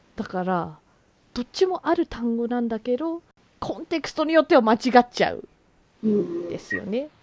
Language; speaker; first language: Japanese; early bilingual, heritage; Japanese